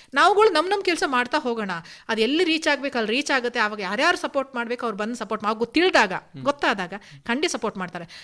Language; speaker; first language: Kannada; non-native, local second language; Kodava